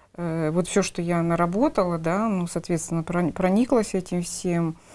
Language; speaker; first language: Russian; native; Russian